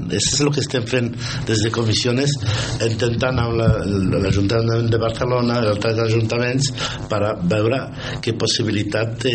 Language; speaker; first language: Catalan; non-native, fluent; Arabic